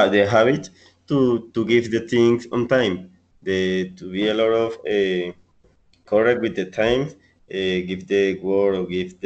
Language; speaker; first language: English; non-native, learner; Spanish